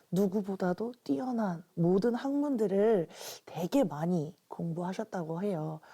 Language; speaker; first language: Korean; native; Korean